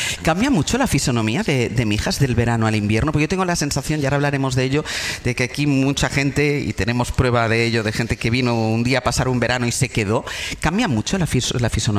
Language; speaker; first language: Spanish; native; Spanish